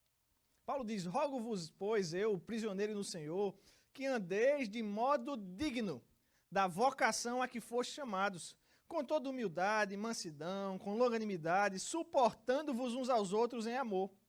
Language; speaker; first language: Portuguese; native; Portuguese